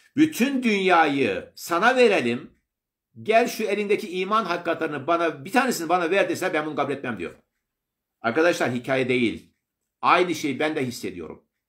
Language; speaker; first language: Turkish; native; Turkish